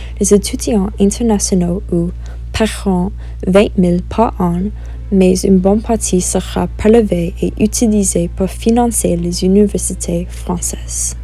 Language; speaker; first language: French; non-native, local second language; English